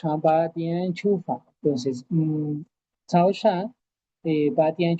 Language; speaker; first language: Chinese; non-native, fluent; Spanish